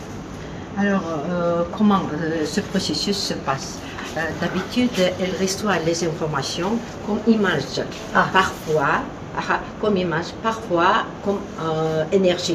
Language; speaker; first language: French; non-native, learner; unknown